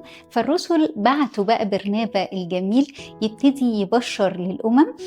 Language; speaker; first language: Arabic; native; Arabic